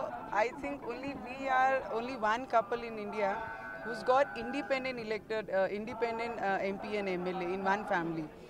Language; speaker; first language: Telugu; non-native, learner; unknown